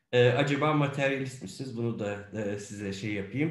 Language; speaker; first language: Turkish; native; Turkish